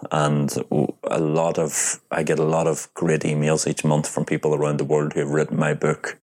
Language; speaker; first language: English; native; English